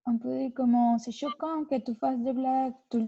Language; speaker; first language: French; non-native, learner; Spanish